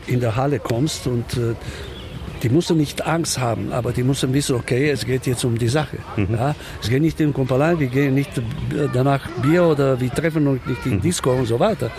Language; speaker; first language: German; non-native, fluent; Romanian